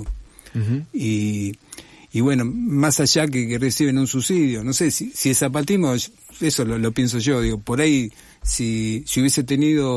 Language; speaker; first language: Spanish; native; Spanish